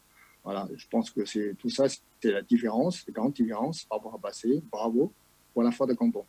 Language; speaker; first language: French; non-native, fluent; Chinese